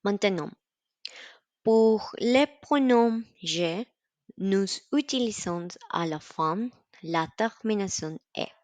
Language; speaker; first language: French; non-native, learner; Spanish